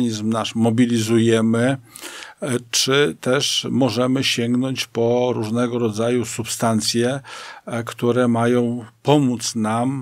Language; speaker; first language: Polish; native; Polish